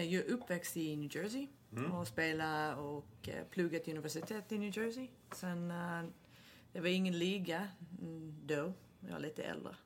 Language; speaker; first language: Swedish; non-native, fluent; English